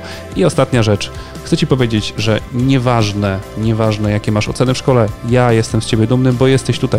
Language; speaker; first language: Polish; native; Polish